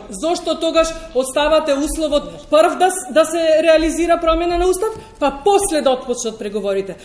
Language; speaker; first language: Macedonian; native; Macedonian